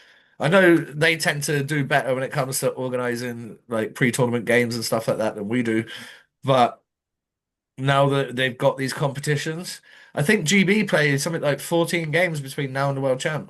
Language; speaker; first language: English; native; English